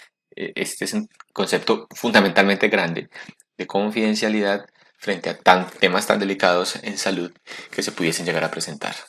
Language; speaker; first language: Spanish; native; Spanish